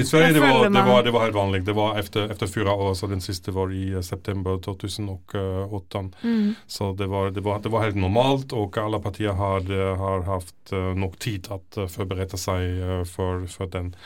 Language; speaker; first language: Norwegian; non-native, fluent; German